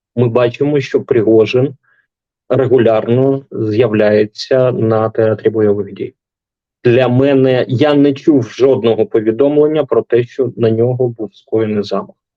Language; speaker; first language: Ukrainian; non-native, local second language; Russian